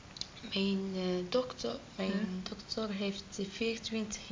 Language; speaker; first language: Dutch; non-native, learner; Arabic